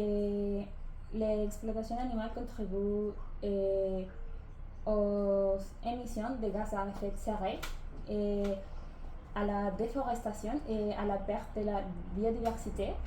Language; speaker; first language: French; non-native, learner; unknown